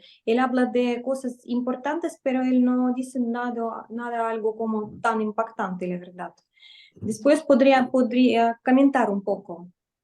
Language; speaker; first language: Spanish; non-native, fluent; Russian